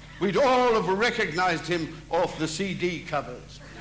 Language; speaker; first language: English; early bilingual, other home language; German